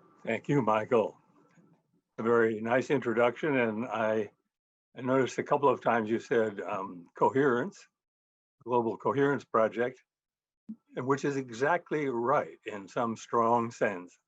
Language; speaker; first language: English; native; English